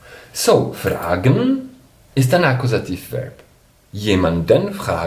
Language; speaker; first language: German; non-native, fluent; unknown